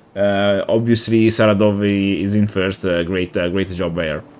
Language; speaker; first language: English; non-native, fluent; Italian